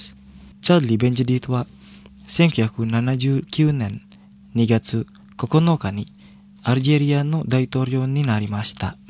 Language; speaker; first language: Japanese; non-native, fluent; Indonesian